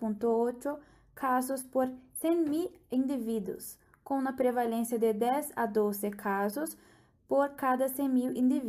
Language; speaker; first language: Portuguese; non-native, learner; Spanish